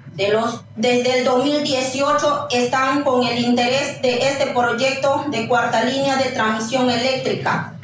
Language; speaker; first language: Spanish; non-native, local second language; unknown